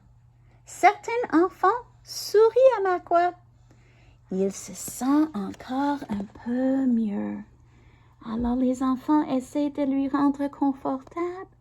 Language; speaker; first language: French; non-native, learner; English